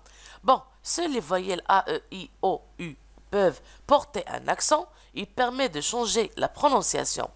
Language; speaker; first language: French; non-native, local second language; Arabic